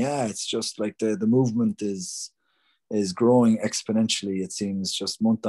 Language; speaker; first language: English; native; English